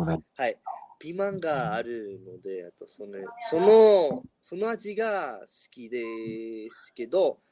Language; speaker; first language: Japanese; non-native, learner; Spanish